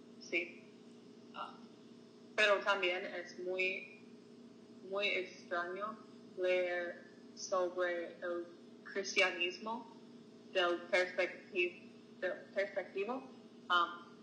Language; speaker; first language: Spanish; non-native, learner; English